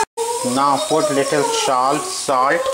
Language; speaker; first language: English; non-native, learner; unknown